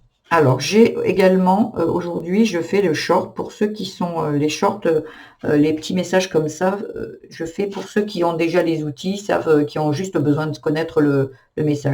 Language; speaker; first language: French; native; French